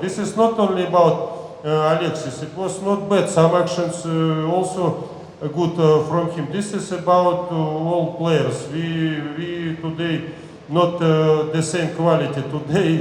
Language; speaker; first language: English; non-native, learner; Russian